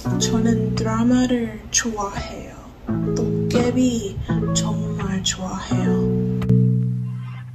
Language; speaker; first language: Korean; non-native, learner; English